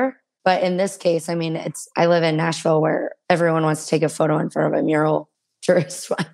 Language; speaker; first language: English; native; English